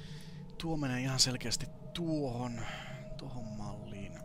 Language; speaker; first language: Finnish; native; Finnish